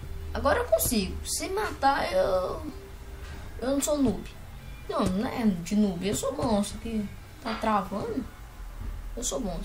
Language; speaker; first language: Portuguese; native; Portuguese